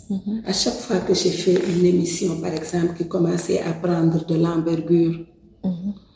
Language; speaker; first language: French; non-native, local second language; Wolof